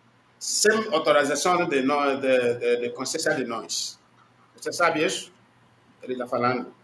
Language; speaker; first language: Portuguese; non-native, learner; Igbo